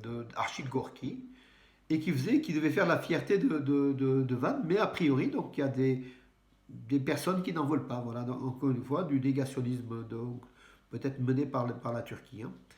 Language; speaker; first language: French; native; French